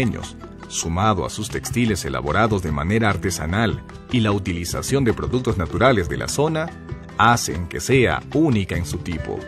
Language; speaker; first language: Spanish; native; Spanish